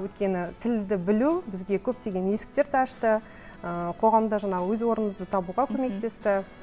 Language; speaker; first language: Kazakh; non-native, local second language; Russian